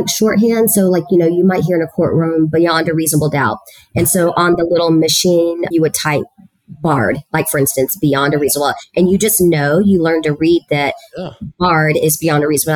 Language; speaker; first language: English; early bilingual, other home language; Spanish